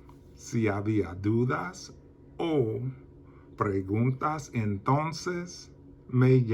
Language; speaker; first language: Spanish; non-native, learner; English